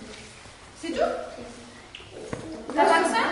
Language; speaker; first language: French; native; French